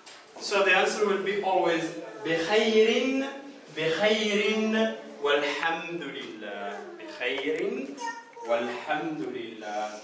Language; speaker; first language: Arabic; non-native, fluent; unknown